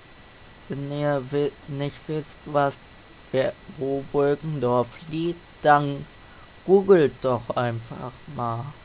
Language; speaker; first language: German; native; German